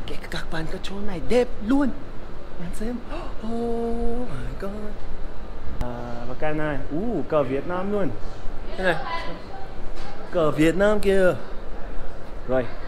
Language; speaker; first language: Vietnamese; non-native, fluent; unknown